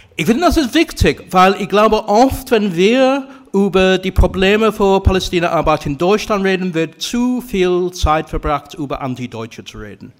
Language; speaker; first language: German; non-native, fluent; English